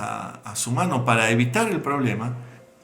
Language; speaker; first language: Spanish; native; Spanish